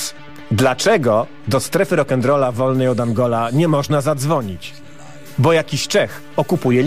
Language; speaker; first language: Polish; native; Polish